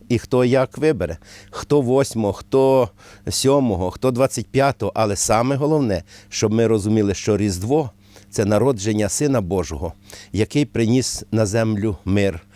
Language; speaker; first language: Ukrainian; native; Ukrainian